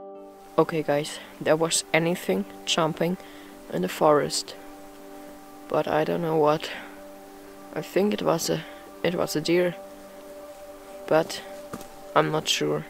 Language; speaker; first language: English; non-native, fluent; German